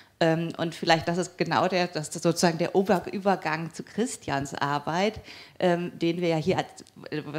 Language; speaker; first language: German; native; German